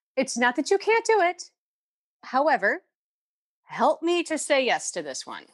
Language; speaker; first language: English; native; English